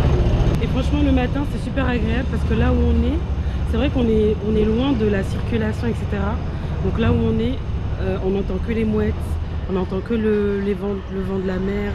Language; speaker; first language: French; native; French